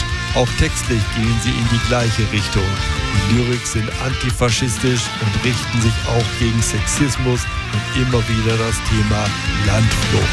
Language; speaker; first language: German; native; German